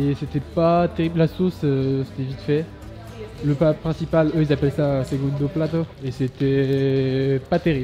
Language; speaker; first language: French; native; French